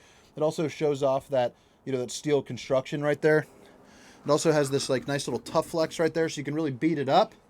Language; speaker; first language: English; native; English